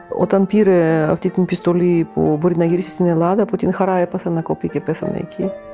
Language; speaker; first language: Greek; non-native, fluent; Russian